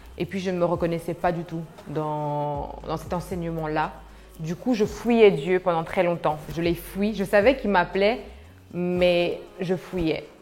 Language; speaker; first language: French; early bilingual, other home language; Arabic